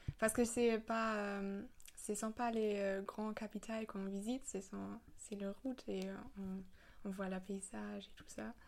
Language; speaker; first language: French; non-native, fluent; German